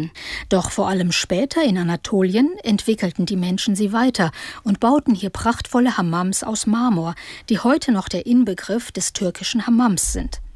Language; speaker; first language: German; native; German